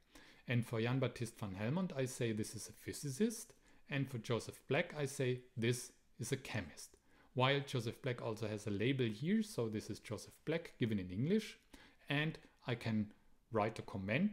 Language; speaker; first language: English; non-native, fluent; German